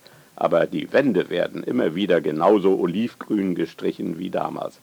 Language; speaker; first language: German; native; German